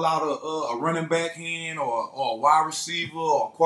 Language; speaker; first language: English; native; English